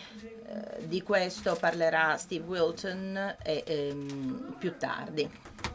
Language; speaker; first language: Italian; non-native, fluent; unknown